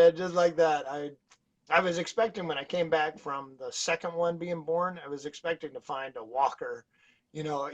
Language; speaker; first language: English; native; English